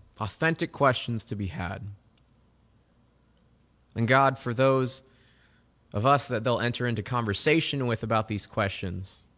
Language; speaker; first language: English; native; English